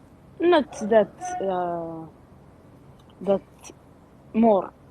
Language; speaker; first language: English; non-native, learner; Arabic